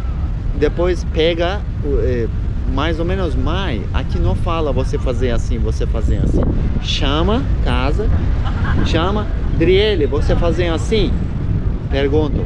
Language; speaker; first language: Portuguese; non-native, learner; Turkish